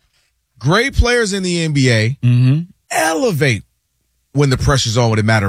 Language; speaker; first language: English; native; English